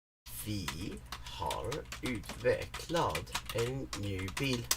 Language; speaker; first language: Swedish; non-native, learner; English